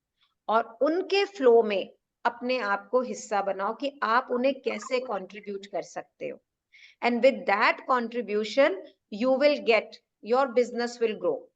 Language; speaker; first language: Hindi; native; Hindi